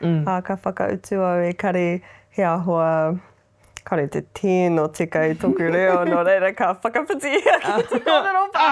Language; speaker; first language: Māori; non-native, local second language; English